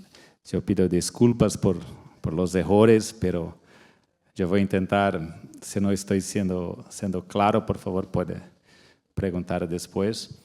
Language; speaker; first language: Spanish; non-native, fluent; Portuguese